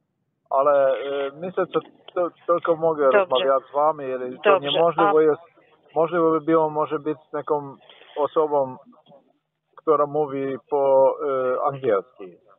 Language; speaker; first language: Polish; non-native, learner; Slovenian